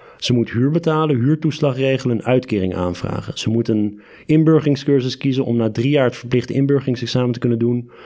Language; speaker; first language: Dutch; native; Dutch